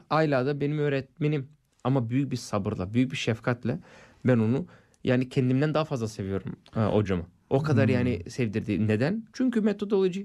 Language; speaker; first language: Turkish; non-native, fluent; English